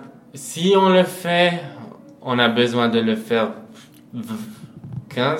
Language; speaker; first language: French; non-native, fluent; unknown